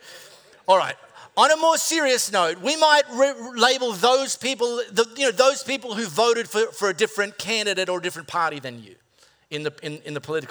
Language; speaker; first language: English; native; English